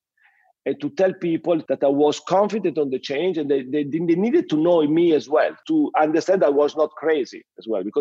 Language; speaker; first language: English; non-native, fluent; Italian